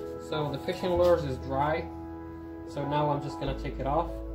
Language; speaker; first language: English; non-native, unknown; Arabic